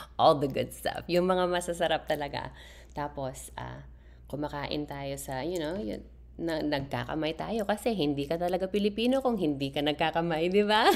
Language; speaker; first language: Filipino; non-native, local second language; Pampanga